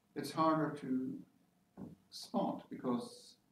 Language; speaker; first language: English; native; English